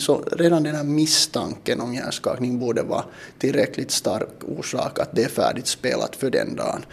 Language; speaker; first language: Swedish; non-native, local second language; Finnish